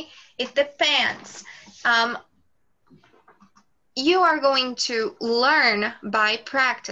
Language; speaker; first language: English; non-native, fluent; Portuguese